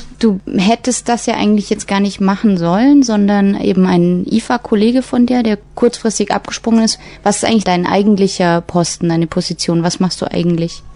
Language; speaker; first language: German; native; German